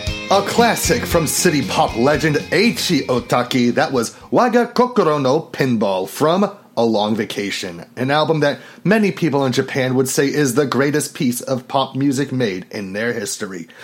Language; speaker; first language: English; native; English